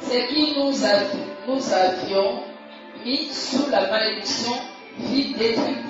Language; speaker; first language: French; non-native, local second language; Lingala